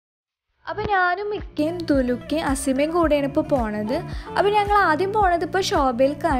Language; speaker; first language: Malayalam; native; Malayalam